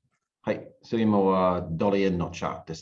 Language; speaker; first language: Japanese; non-native, learner; English